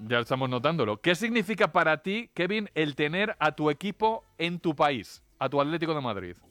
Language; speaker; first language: Spanish; native; Spanish